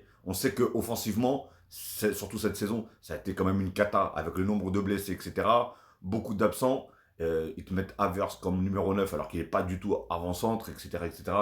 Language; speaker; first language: French; native; French